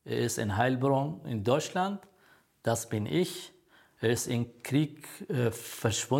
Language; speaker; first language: German; non-native, fluent; Kurdish